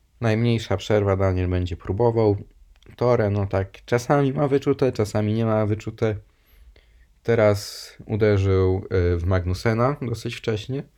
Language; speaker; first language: Polish; native; Polish